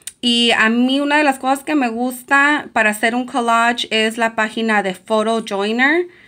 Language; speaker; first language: Spanish; early bilingual, heritage; Spanish